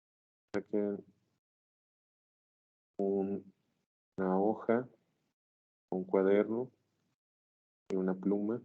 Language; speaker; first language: Spanish; native; Spanish